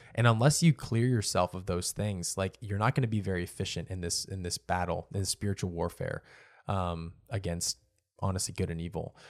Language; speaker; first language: English; native; English